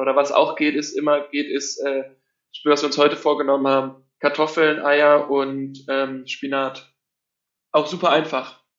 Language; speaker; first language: German; native; German